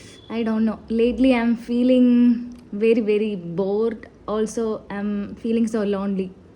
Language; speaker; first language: English; non-native, local second language; Malayalam